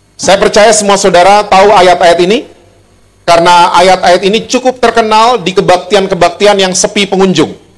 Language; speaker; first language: Indonesian; native; Indonesian